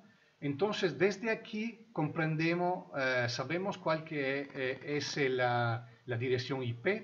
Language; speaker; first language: Spanish; non-native, fluent; Italian